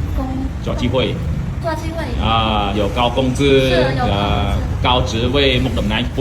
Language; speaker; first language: Chinese; non-native, fluent; Khmer